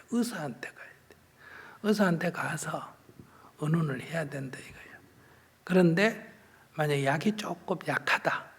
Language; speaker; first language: Korean; native; Korean